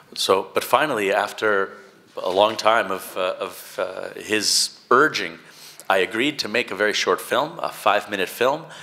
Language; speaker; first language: English; native; English